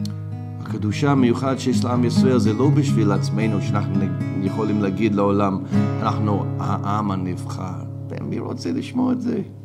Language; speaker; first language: Hebrew; non-native, fluent; English